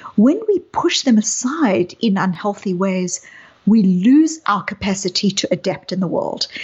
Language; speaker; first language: English; native; English